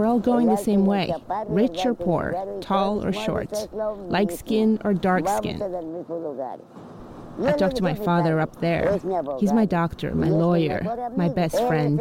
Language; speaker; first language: English; non-native, fluent; Spanish